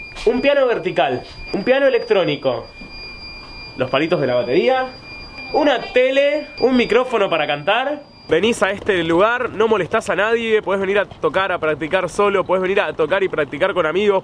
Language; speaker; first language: Spanish; native; Spanish